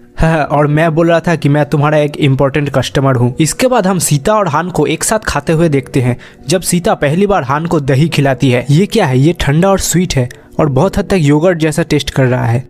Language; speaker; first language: Hindi; native; Hindi